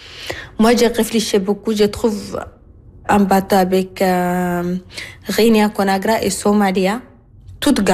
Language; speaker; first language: French; non-native, learner; Arabic